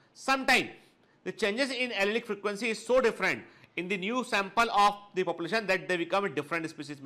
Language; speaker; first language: Hindi; native; Hindi